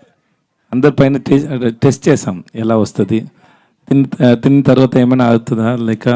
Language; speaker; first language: Telugu; non-native, learner; Tamil